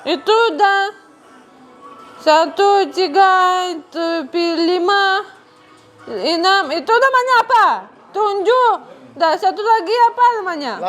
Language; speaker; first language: Indonesian; non-native, learner; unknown